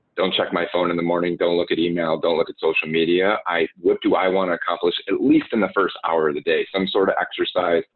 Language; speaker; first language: English; native; English